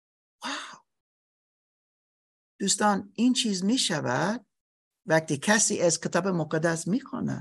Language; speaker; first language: Persian; non-native, fluent; English